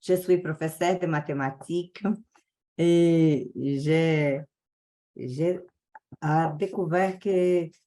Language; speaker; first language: French; non-native, learner; Portuguese